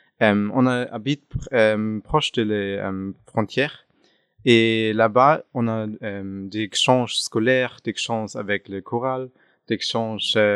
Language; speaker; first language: French; non-native, fluent; German